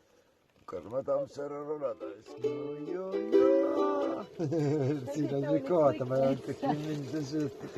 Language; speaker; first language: Welsh; native; Welsh